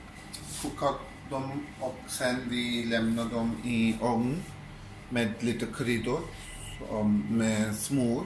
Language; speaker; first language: Swedish; non-native, local second language; Punjabi